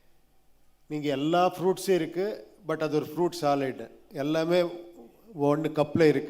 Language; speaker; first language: Tamil; non-native, learner; Kannada